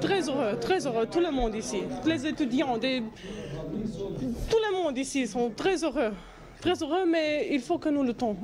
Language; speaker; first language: French; non-native, learner; Romanian